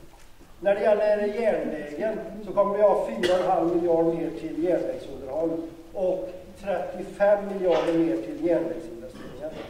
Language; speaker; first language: Swedish; native; Swedish